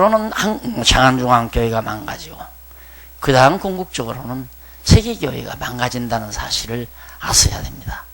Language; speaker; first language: Korean; native; Korean